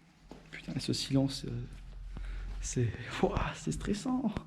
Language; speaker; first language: French; native; French